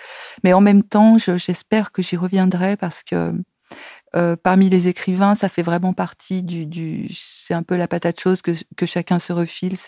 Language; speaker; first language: French; native; French